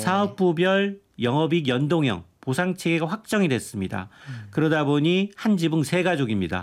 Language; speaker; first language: Korean; native; Korean